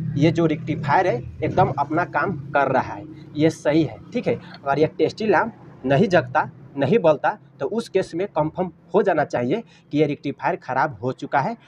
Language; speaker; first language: Hindi; native; Hindi